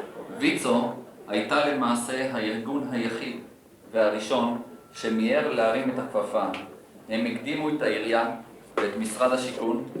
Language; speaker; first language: Hebrew; native; Hebrew